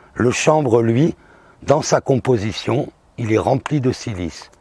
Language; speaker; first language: French; native; French